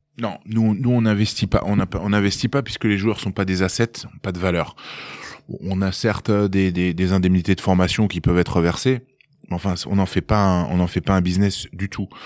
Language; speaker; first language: French; native; French